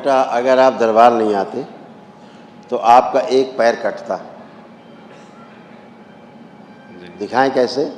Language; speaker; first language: Hindi; native; Hindi